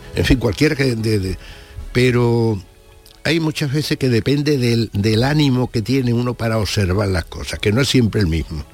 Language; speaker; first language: Spanish; native; Spanish